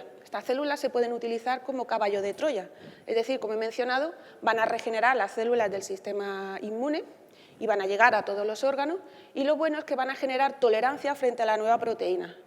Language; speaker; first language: Spanish; native; Spanish